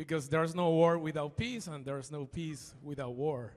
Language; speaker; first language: English; native; English